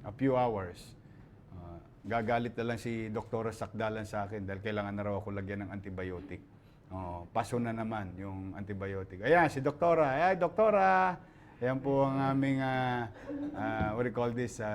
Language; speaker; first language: Filipino; native; Filipino